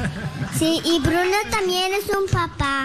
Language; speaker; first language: Spanish; early bilingual, heritage; Spanish